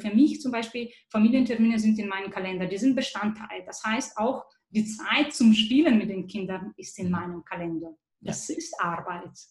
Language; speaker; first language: German; non-native, fluent; Bulgarian